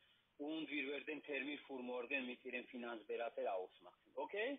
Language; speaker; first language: German; non-native, fluent; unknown